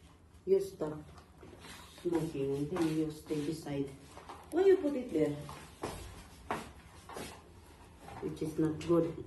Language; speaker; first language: English; non-native, local second language; Filipino